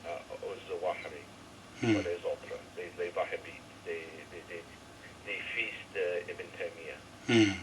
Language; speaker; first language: French; non-native, learner; English